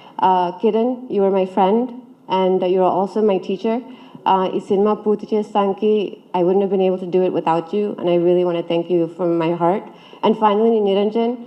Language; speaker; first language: Telugu; early bilingual, heritage; Telugu